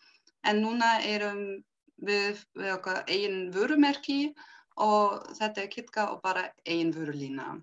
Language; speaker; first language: Icelandic; non-native, learner; German